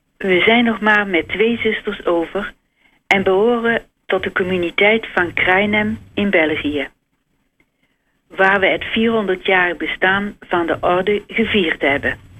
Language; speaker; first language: Dutch; native; Dutch